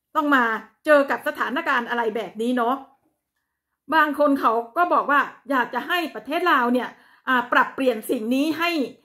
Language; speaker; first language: Thai; native; Thai